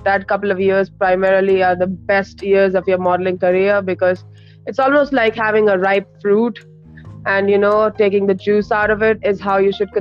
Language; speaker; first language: English; non-native, local second language; Hindi